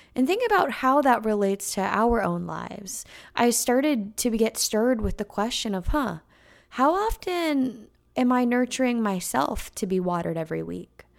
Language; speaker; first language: English; native; English